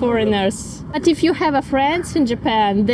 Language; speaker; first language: English; non-native, learner; Russian